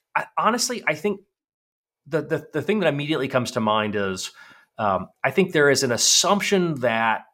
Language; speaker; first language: English; native; English